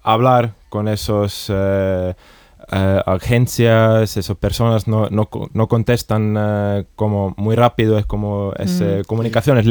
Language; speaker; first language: Spanish; non-native, fluent; Estonian